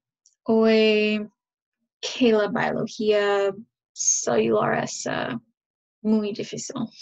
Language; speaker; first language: Spanish; non-native, learner; English